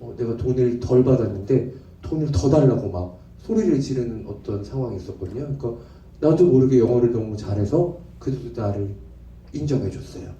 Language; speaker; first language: Korean; native; Korean